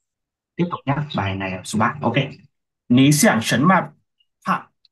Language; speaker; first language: Chinese; non-native, learner; Vietnamese